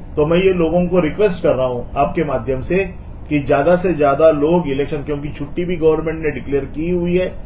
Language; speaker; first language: Hindi; non-native, local second language; Marathi